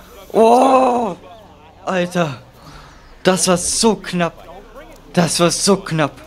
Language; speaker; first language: German; native; German